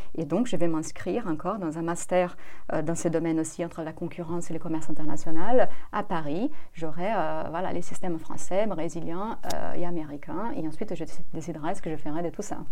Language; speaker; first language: French; non-native, fluent; Portuguese